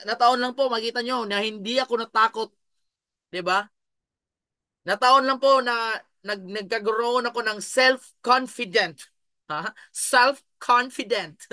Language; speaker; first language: Filipino; non-native, local second language; Cebuano